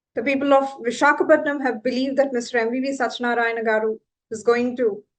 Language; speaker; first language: English; non-native, local second language; Telugu